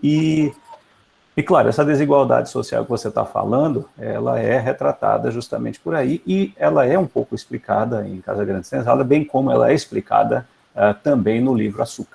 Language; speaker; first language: Portuguese; native; Portuguese